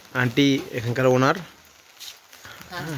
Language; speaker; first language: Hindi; non-native, local second language; Bangla